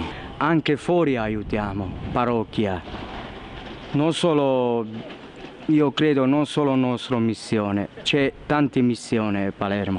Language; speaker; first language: Italian; non-native, learner; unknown